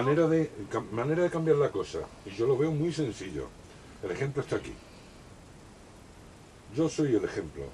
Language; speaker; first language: Spanish; native; Spanish